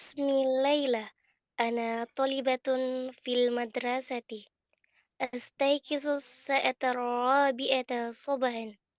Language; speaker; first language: Arabic; non-native, learner; Indonesian